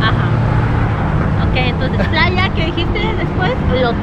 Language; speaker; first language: Spanish; native; Spanish